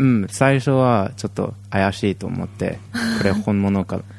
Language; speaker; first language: Japanese; non-native, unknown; English